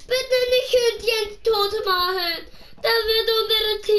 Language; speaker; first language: German; non-native, learner; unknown